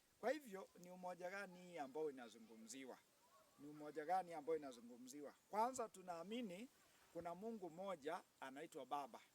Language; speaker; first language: Swahili; non-native, local second language; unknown